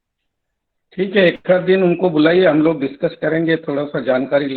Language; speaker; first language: Hindi; native; Hindi